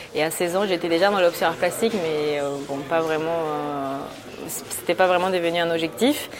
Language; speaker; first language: French; early bilingual, other home language; Spanish